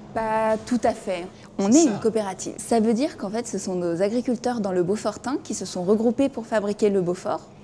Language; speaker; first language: French; native; French